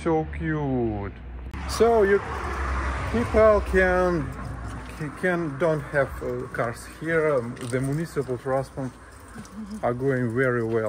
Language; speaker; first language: English; non-native, learner; Russian